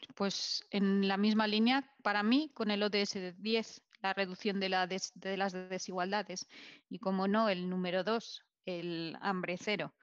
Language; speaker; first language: Spanish; native; Spanish